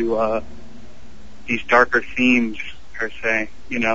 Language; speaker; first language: English; native; English